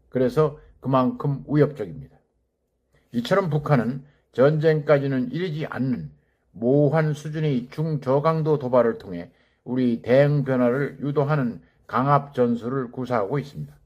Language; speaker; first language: Korean; native; Korean